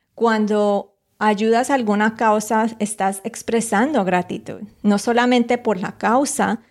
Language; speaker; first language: Spanish; native; Spanish